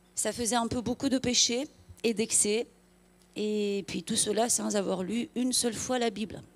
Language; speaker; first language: French; non-native, fluent; Romanian